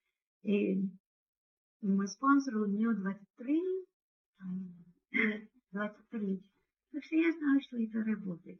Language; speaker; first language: Russian; non-native, learner; English